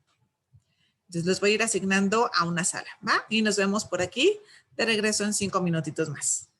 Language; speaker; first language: Spanish; native; Spanish